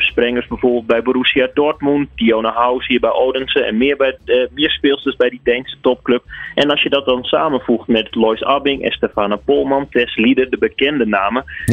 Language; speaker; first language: Dutch; native; Dutch